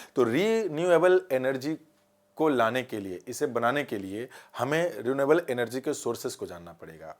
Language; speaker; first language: Hindi; native; Hindi